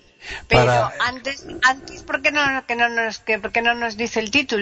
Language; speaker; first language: Spanish; native; Spanish